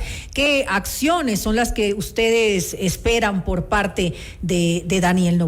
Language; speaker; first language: Spanish; native; Spanish